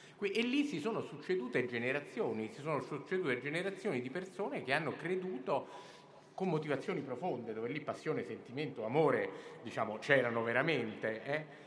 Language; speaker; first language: Italian; native; Italian